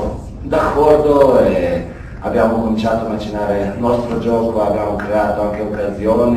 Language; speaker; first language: Italian; non-native, fluent; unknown